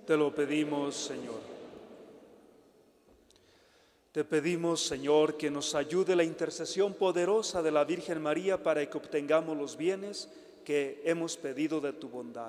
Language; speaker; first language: Spanish; native; Spanish